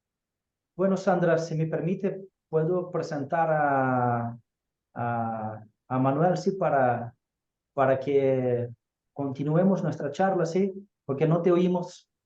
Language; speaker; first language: Spanish; non-native, fluent; Portuguese